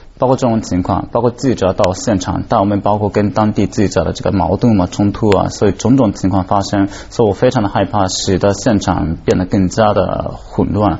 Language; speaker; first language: Chinese; non-native, fluent; Japanese